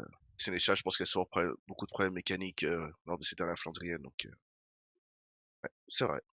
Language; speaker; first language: French; native; French